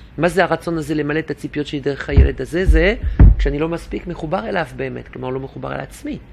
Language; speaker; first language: Hebrew; non-native, fluent; French